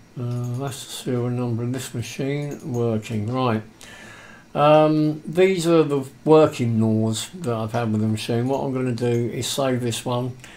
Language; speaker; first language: English; native; English